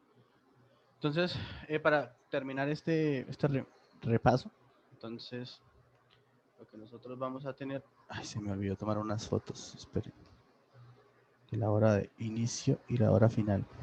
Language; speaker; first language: Spanish; native; Spanish